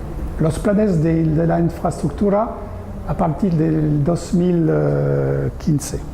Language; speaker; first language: Spanish; non-native, learner; French